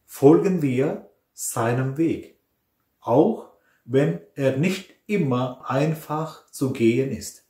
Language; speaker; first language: German; non-native, fluent; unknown